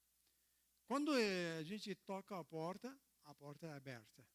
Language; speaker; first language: Portuguese; non-native, learner; Arabic